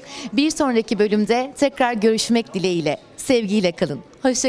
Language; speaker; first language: Turkish; native; Turkish